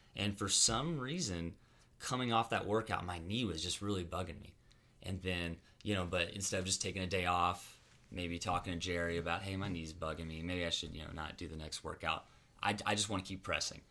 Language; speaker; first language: English; native; English